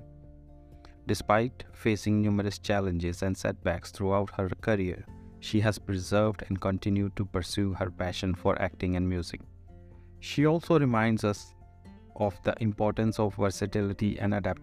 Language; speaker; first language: English; non-native, local second language; Punjabi